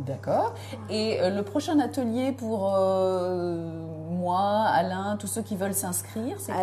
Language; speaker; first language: French; native; French